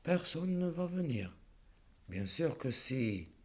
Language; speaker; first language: French; non-native, local second language; Arabic